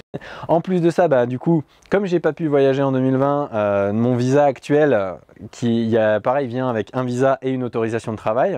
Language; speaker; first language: French; native; French